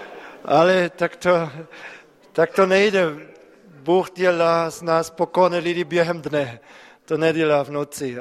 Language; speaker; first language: Czech; non-native, fluent; German